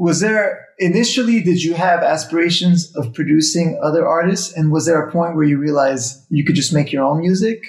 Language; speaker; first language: English; native; English